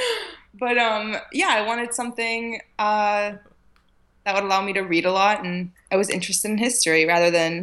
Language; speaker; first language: English; early bilingual, other home language; Arabic